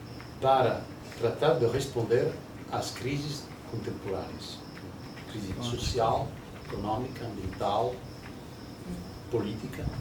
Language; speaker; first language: Portuguese; non-native, learner; Italian